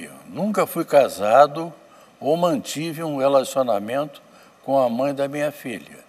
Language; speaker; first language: Portuguese; native; Portuguese